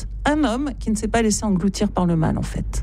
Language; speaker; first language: French; native; French